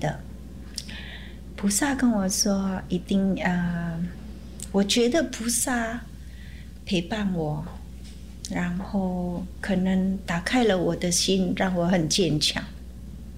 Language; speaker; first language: Chinese; non-native, fluent; Indonesian